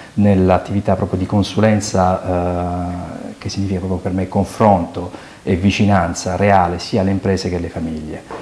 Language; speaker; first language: Italian; native; Italian